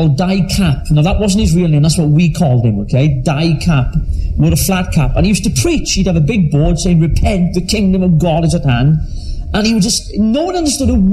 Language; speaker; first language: English; native; English